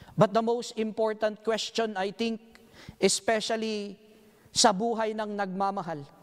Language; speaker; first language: Filipino; native; Filipino